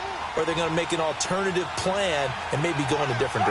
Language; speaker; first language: English; native; English